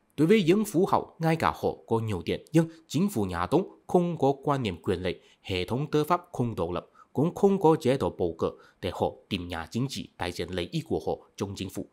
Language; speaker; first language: Vietnamese; non-native, fluent; Chinese